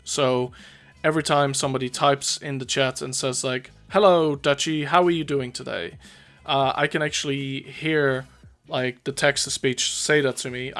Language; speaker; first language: English; native; English